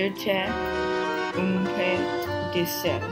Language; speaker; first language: French; non-native, learner; English